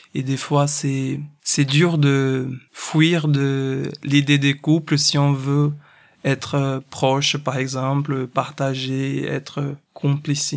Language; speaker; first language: French; non-native, fluent; Portuguese